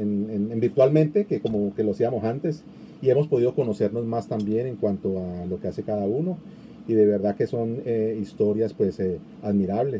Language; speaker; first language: Spanish; native; Spanish